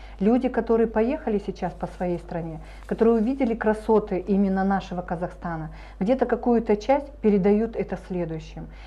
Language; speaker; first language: Russian; native; Russian